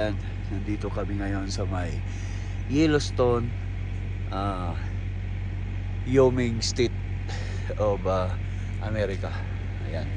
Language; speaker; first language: Filipino; non-native, local second language; Cebuano